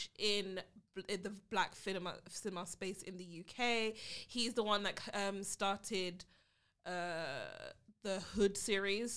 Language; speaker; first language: English; native; English